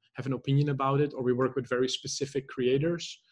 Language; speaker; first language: English; non-native, fluent; Dutch